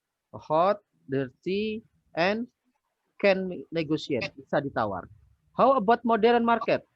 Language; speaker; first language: English; non-native, fluent; Indonesian